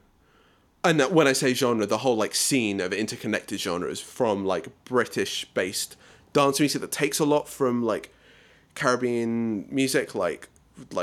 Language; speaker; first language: English; native; English